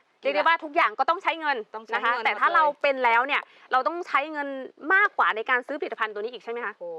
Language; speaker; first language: Thai; native; Thai